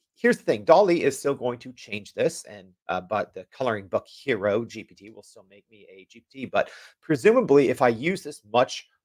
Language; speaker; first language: English; native; English